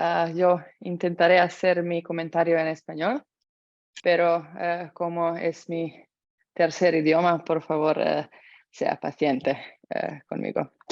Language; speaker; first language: Spanish; non-native, fluent; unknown